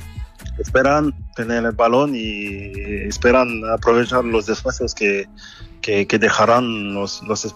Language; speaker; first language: Spanish; non-native, fluent; French